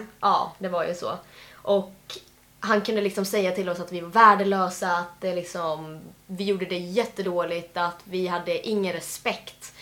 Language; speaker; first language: Swedish; native; Swedish